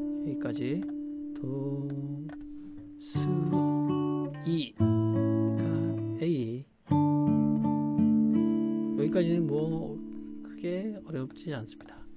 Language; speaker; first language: Korean; native; Korean